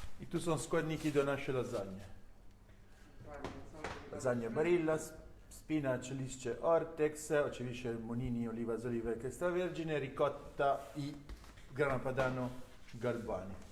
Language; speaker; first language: Polish; non-native, fluent; Italian